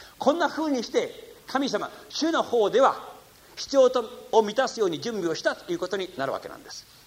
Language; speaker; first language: Japanese; non-native, fluent; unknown